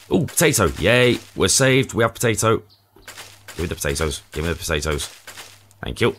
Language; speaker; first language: English; native; English